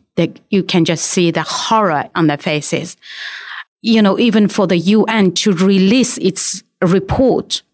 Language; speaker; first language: English; non-native, fluent; Chinese